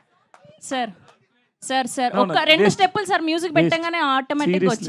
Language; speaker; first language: Telugu; native; Telugu